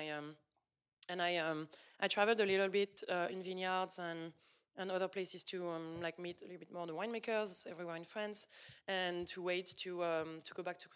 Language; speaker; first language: English; non-native, fluent; French